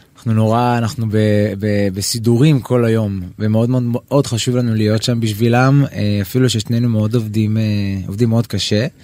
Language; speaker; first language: Hebrew; native; Hebrew